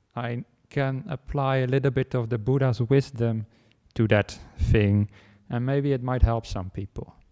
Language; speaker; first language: English; non-native, fluent; Dutch